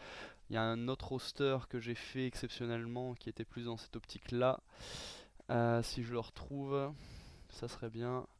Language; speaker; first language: French; native; French